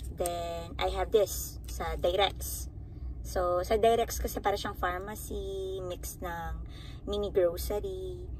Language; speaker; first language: Filipino; native; Filipino